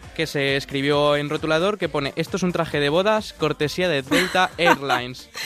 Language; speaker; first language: Spanish; native; Spanish